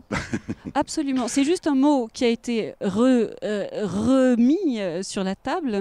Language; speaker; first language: French; native; French